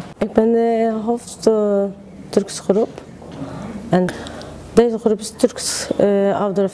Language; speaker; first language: Dutch; non-native, learner; Turkish